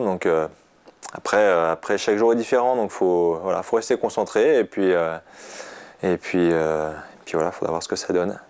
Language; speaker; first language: French; native; French